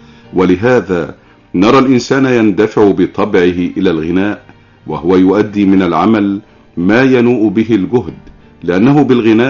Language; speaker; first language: Arabic; native; Arabic